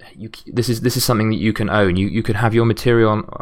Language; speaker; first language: English; native; English